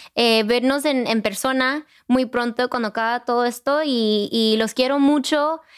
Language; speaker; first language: Spanish; early bilingual, heritage; Spanish